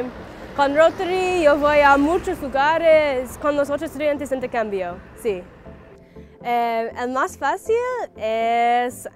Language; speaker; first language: Spanish; non-native, learner; English